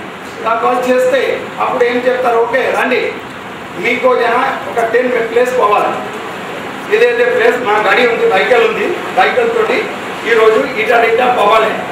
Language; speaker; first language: Telugu; non-native, local second language; Hindi